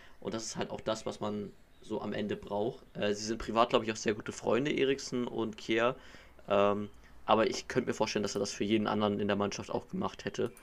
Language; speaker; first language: German; native; German